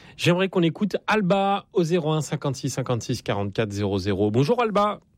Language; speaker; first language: French; native; French